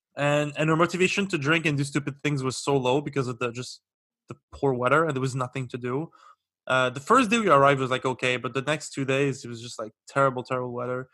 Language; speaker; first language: English; non-native, local second language; French